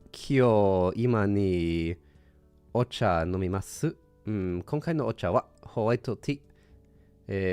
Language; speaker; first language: Japanese; non-native, learner; English